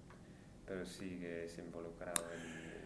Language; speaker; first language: Spanish; non-native, fluent; English